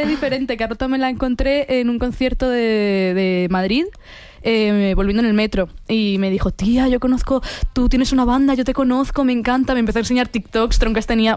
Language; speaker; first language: Spanish; native; Spanish